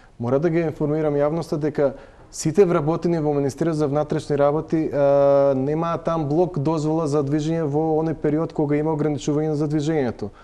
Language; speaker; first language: Macedonian; native; Macedonian